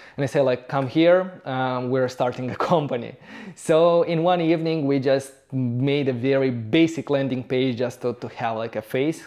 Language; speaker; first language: English; non-native, fluent; Romanian